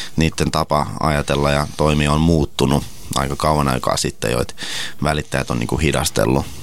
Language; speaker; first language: Finnish; early bilingual, other home language; Russian